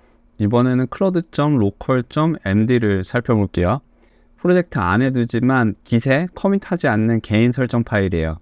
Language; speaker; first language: Korean; native; Korean